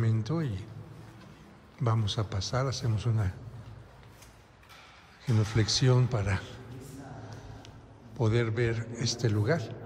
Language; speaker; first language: Spanish; native; Spanish